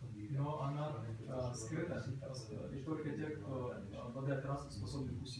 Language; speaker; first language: Russian; native; Russian